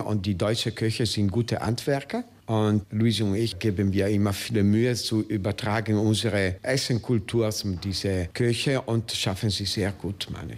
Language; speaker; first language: German; non-native, learner; Italian